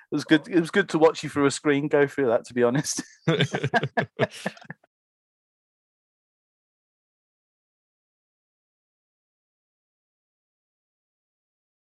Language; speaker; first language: English; native; English